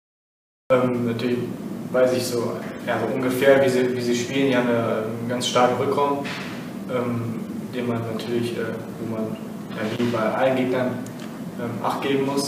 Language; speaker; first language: German; native; German